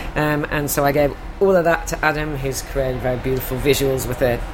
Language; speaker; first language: English; native; English